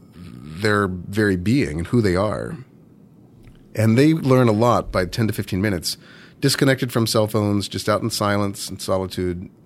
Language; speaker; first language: English; native; English